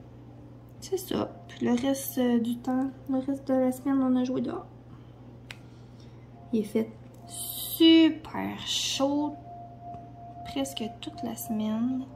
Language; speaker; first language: French; native; French